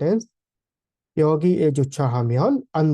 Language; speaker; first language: Korean; non-native, fluent; Hindi